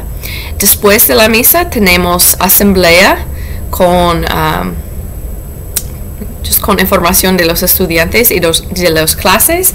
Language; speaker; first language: Spanish; non-native, learner; English